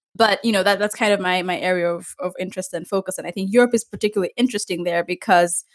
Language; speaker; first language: English; non-native, local second language; Ganda